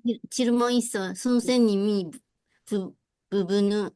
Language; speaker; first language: Korean; non-native, learner; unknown